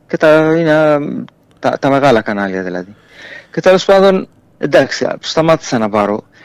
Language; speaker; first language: Greek; non-native, fluent; Arabic